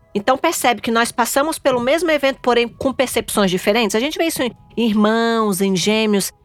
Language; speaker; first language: Portuguese; native; Portuguese